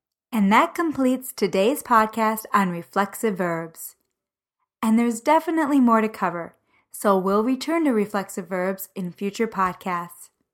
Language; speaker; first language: English; native; English